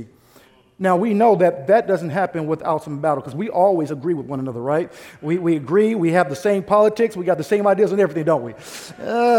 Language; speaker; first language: English; native; English